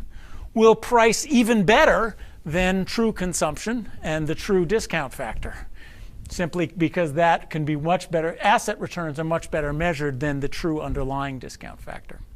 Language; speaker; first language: English; native; English